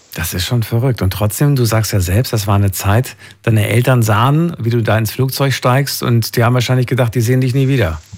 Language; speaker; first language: German; native; German